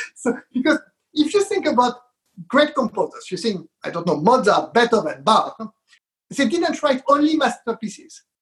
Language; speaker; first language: English; non-native, fluent; Hebrew